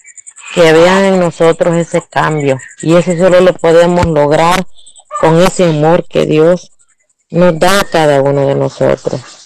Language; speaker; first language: Spanish; native; Spanish